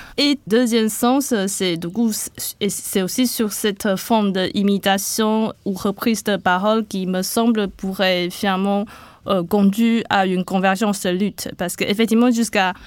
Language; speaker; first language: French; non-native, fluent; Chinese